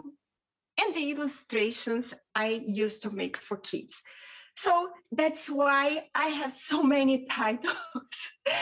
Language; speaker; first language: English; non-native, fluent; Portuguese